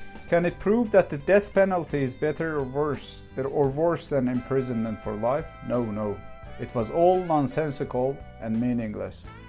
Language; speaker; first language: English; non-native, fluent; Azerbaijani